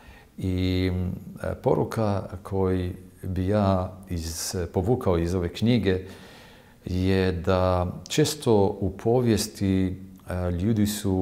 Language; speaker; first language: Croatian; non-native, fluent; Hebrew